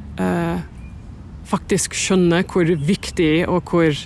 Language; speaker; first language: Norwegian; non-native, fluent; English